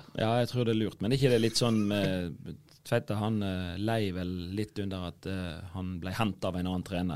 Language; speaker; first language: Norwegian; native; Norwegian